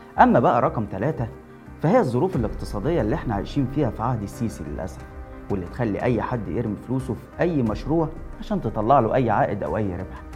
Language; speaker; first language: Arabic; native; Arabic